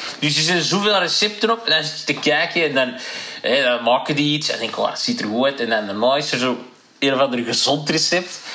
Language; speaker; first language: Dutch; native; Dutch